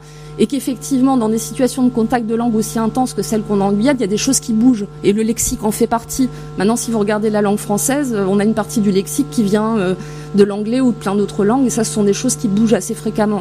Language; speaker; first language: French; native; French